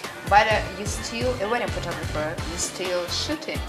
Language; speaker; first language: English; non-native, learner; Russian